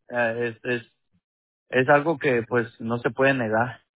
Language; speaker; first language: Spanish; native; Spanish